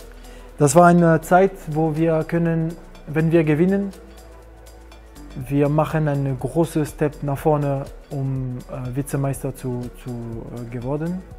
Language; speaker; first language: German; non-native, learner; French